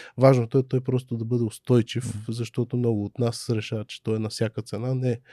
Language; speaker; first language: Bulgarian; native; Bulgarian